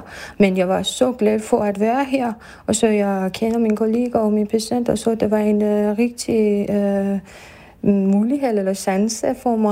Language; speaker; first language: Danish; non-native, fluent; Persian